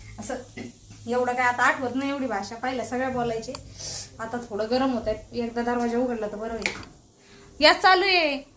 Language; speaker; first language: Marathi; non-native, local second language; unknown